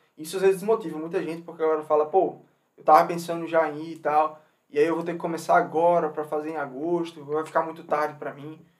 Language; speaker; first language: Portuguese; native; Portuguese